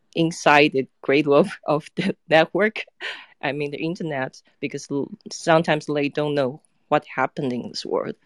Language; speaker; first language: English; non-native, fluent; Chinese